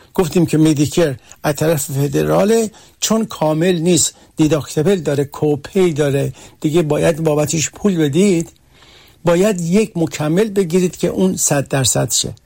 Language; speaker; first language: Persian; early bilingual, heritage; Persian